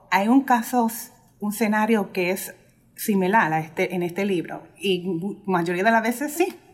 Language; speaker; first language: Spanish; early bilingual, heritage; Spanish